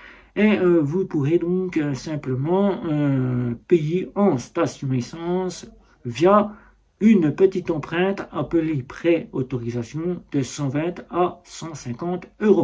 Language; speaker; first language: French; native; French